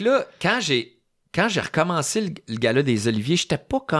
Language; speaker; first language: French; native; French